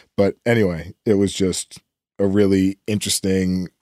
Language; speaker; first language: English; native; English